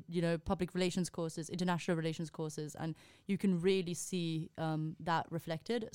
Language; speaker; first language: English; non-native, fluent; Spanish